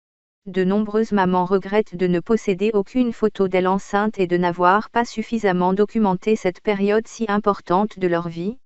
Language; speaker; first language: French; native; French